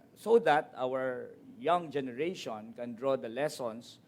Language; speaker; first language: English; non-native, local second language; Filipino